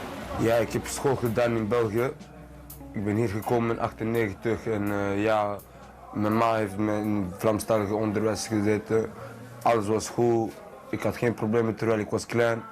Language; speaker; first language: Dutch; early bilingual, other home language; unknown